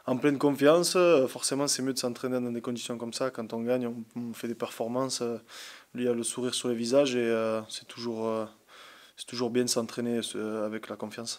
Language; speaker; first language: French; native; French